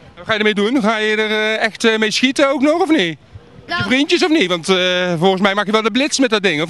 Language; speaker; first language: Dutch; native; Dutch